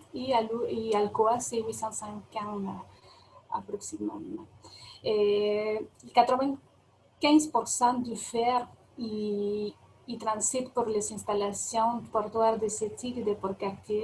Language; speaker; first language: French; non-native, fluent; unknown